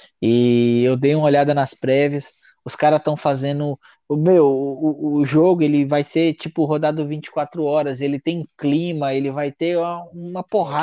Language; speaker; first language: Portuguese; native; Portuguese